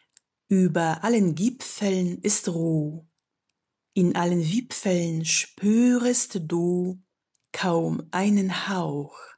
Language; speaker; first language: German; non-native, fluent; Polish